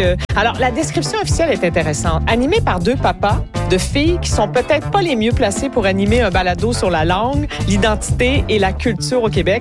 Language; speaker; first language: French; native; French